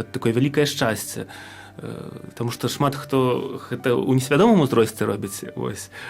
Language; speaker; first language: Belarusian; native; Belarusian